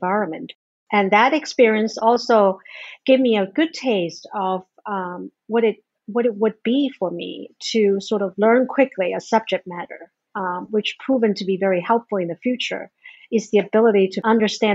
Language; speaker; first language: English; non-native, fluent; Chinese